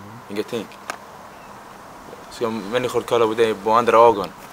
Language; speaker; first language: Swedish; non-native, learner; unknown